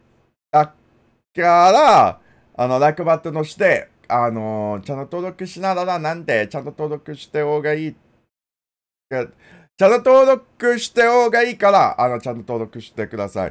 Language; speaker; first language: Japanese; non-native, learner; English